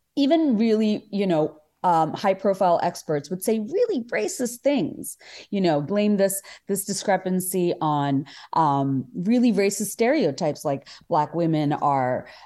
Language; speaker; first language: English; non-native, local second language; Bangla